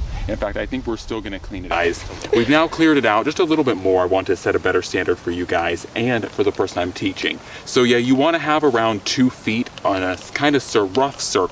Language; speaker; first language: English; native; English